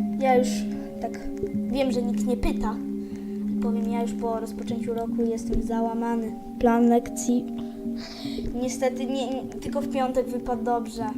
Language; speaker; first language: Polish; native; Polish